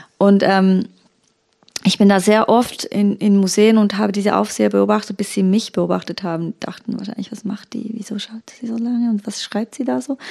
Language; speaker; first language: German; early bilingual, other home language; Turkish